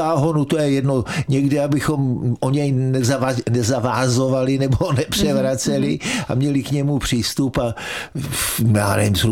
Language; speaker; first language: Czech; native; Czech